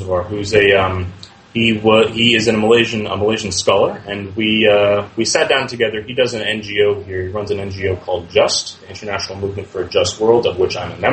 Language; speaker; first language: English; native; English